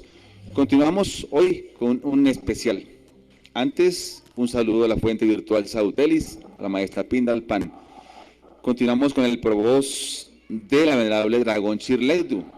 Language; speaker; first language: Spanish; native; Spanish